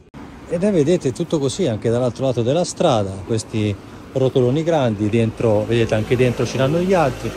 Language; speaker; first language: Italian; native; Italian